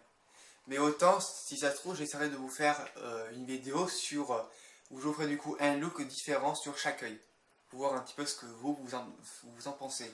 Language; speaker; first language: French; native; French